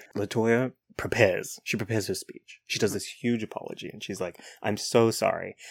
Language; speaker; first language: English; native; English